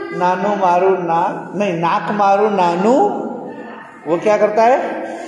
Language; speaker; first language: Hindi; non-native, local second language; Gujarati